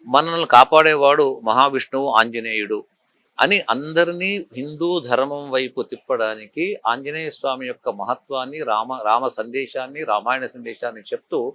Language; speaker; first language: Telugu; native; Telugu